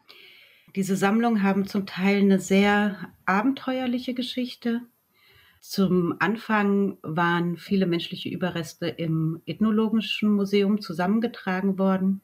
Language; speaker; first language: German; native; German